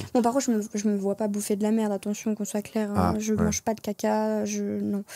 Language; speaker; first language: French; native; French